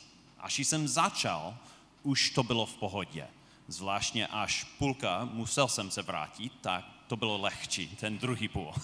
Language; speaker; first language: Czech; non-native, fluent; English